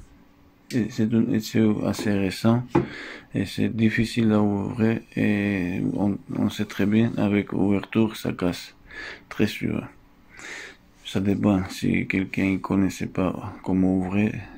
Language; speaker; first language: French; non-native, fluent; Russian